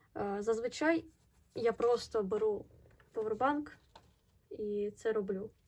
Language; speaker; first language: Ukrainian; non-native, local second language; Russian